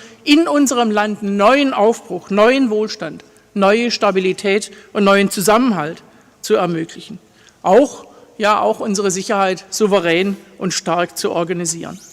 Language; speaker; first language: German; native; German